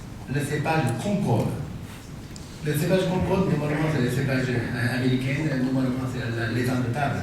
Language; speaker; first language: French; non-native, fluent; Japanese